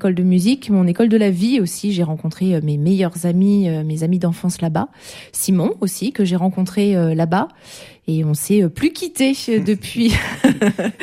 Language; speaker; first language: French; native; French